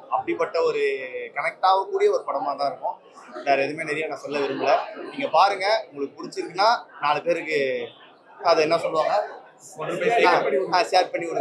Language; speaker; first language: Tamil; native; Tamil